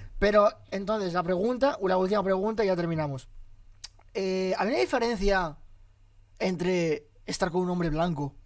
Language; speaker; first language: Spanish; early bilingual, other home language; Arabic